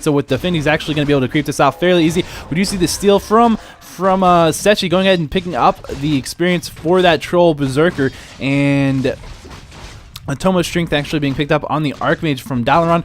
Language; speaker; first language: English; native; English